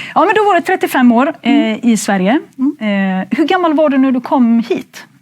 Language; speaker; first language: Swedish; native; Swedish